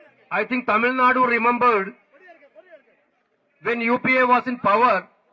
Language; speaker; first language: English; non-native, local second language; Tamil